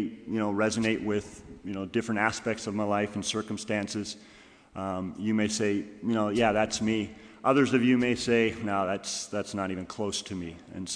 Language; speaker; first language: English; native; English